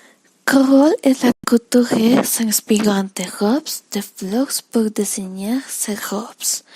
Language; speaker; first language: French; non-native, learner; Spanish